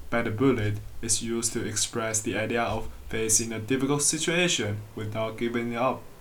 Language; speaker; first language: English; non-native, fluent; Chinese